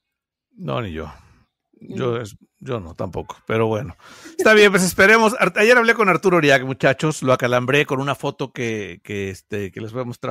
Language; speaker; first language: Spanish; native; Spanish